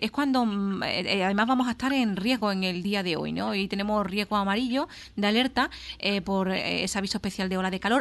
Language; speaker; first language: Spanish; native; Spanish